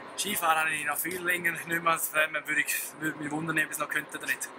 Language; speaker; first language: German; native; German